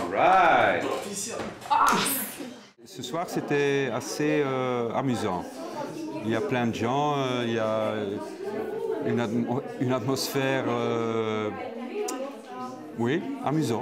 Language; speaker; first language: French; non-native, local second language; Dutch